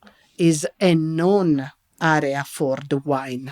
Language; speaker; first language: English; non-native, learner; Italian